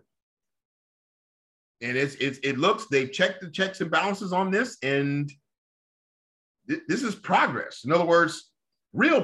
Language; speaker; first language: English; native; English